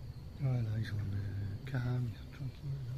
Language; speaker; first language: French; non-native, fluent; English